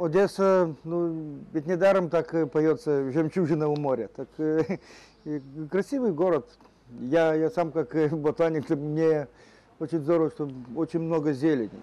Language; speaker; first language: Ukrainian; non-native, learner; Lithuanian